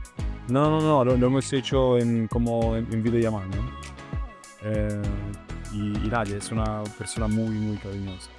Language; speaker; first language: Spanish; non-native, learner; Italian